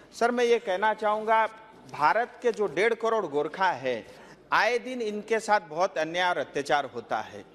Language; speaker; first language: Hindi; non-native, local second language; Nepali